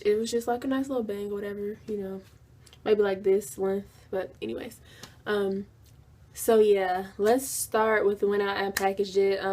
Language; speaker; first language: English; native; English